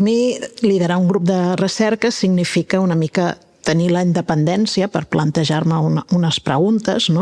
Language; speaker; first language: Catalan; native; Catalan